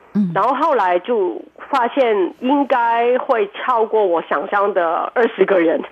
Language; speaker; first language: Chinese; non-native, local second language; Cantonese